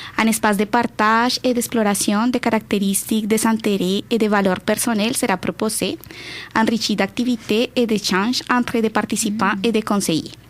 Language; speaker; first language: French; non-native, fluent; Spanish